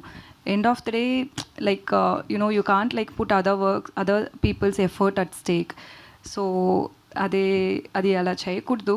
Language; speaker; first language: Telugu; non-native, learner; Tamil